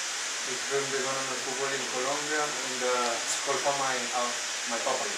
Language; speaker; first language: Dutch; non-native, fluent; Spanish